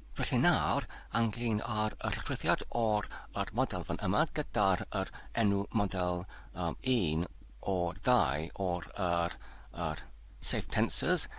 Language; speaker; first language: Welsh; non-native, learner; Polish